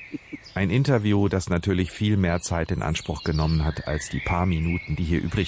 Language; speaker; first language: German; native; German